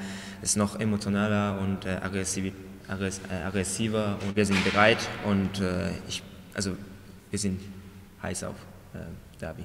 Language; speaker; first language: German; non-native, learner; Japanese